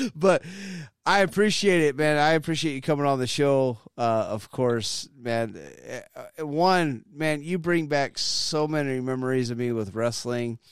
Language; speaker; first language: English; native; English